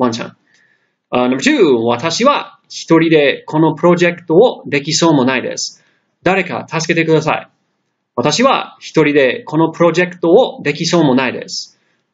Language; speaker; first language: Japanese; non-native, fluent; English